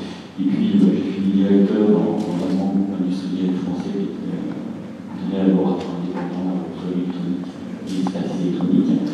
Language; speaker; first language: French; native; French